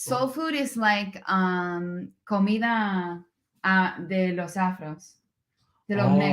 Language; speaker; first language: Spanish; non-native, learner; English